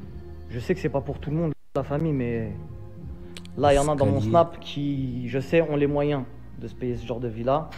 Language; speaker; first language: French; native; French